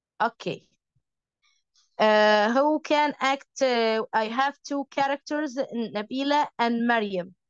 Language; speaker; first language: English; non-native, fluent; Arabic